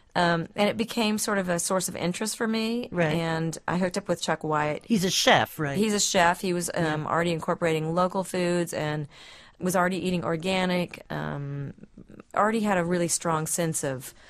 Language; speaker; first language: English; native; English